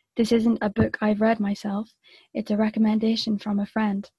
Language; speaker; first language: English; native; English